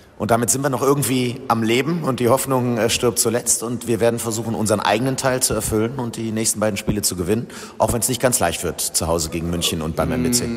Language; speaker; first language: German; native; German